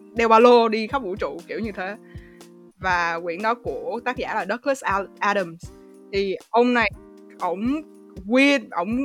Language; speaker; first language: Vietnamese; native; Vietnamese